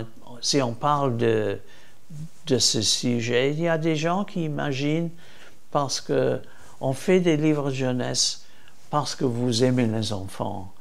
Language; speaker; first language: French; non-native, fluent; English